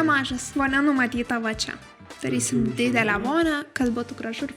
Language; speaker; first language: Lithuanian; native; Lithuanian